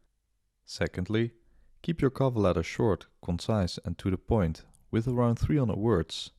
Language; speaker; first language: English; non-native, fluent; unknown